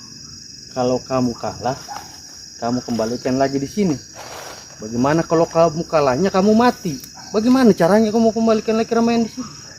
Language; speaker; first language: Indonesian; native; Indonesian